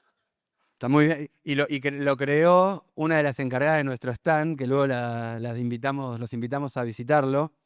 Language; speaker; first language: Spanish; native; Spanish